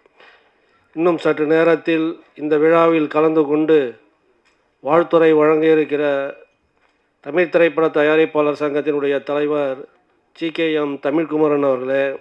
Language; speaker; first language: Tamil; native; Tamil